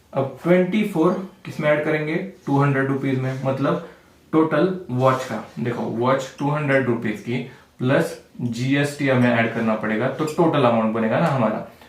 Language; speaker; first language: Hindi; non-native, local second language; Marathi